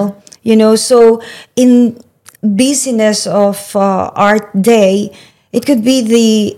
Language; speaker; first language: English; non-native, local second language; Filipino